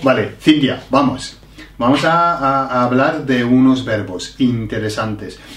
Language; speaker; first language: Spanish; non-native, learner; English